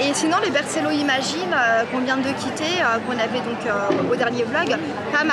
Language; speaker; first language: French; native; French